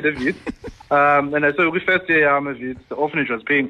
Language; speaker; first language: English; non-native, local second language; Xhosa